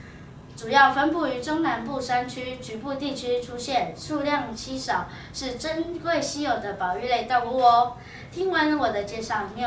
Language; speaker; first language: Chinese; native; Chinese